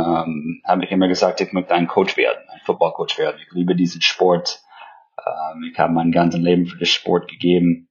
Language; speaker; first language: German; non-native, fluent; English